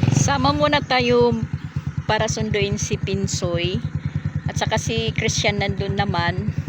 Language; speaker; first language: Filipino; native; Filipino